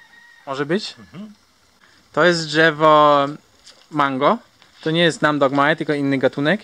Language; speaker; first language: Polish; early bilingual, heritage; Polish